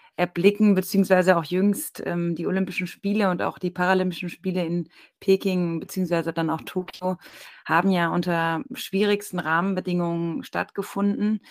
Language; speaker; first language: German; native; German